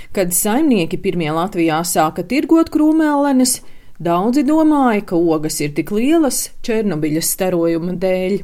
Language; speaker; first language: Latvian; native; Latvian